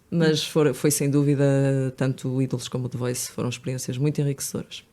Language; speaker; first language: Portuguese; native; Portuguese